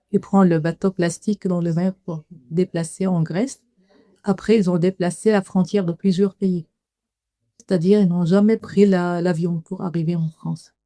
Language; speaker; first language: French; non-native, fluent; Arabic